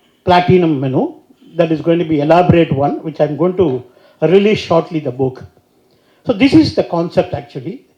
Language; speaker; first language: English; non-native, local second language; Tamil